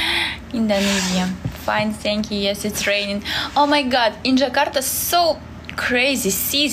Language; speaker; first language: English; non-native, learner; Russian